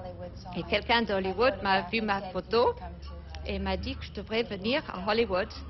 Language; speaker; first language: French; non-native, learner; English